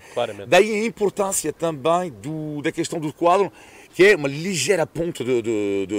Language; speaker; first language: Portuguese; non-native, fluent; French